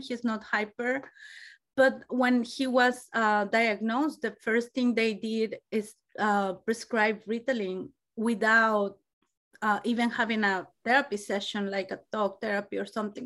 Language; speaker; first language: English; non-native, fluent; Spanish